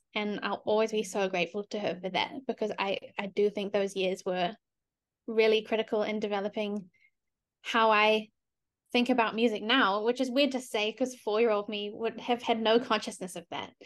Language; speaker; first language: English; native; English